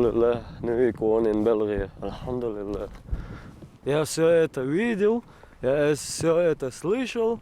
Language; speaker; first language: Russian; non-native, local second language; Chechen